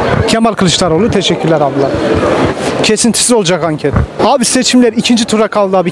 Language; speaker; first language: Turkish; native; Turkish